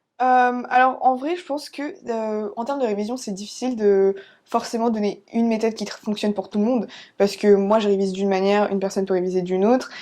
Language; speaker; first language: French; early bilingual, other home language; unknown